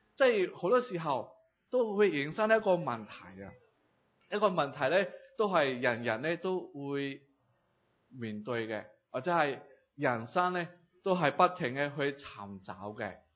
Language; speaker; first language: Cantonese; native; Cantonese